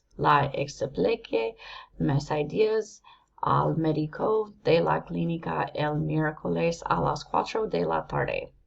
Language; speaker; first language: Spanish; non-native, learner; English